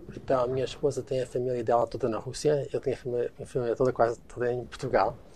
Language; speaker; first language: Portuguese; early bilingual, heritage; Portuguese